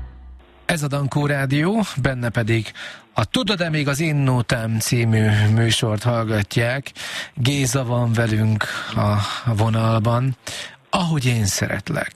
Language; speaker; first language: Hungarian; native; Hungarian